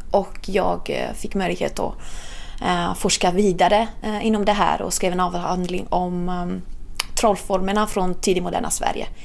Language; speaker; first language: Swedish; non-native, fluent; Italian